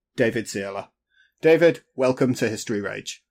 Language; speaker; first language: English; native; English